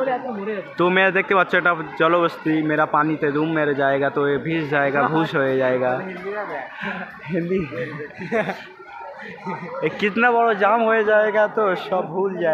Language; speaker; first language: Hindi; non-native, learner; Bangla